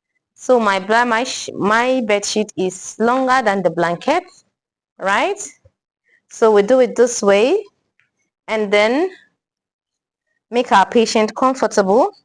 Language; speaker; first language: English; non-native, local second language; Igbo